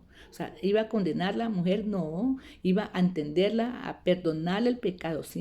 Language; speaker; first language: Spanish; native; Spanish